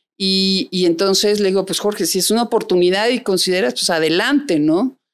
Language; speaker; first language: Spanish; native; Spanish